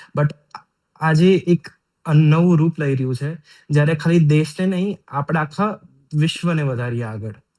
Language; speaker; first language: Gujarati; native; Gujarati